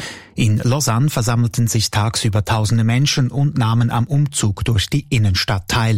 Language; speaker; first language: German; native; German